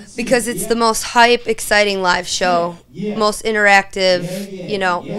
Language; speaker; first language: English; native; English